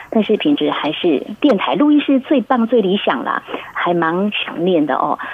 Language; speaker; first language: Chinese; native; Chinese